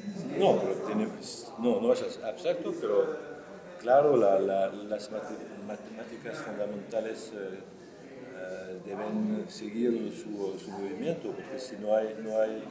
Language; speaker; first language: Spanish; non-native, fluent; French